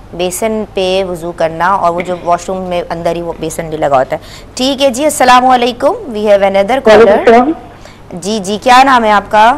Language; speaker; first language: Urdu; native; Urdu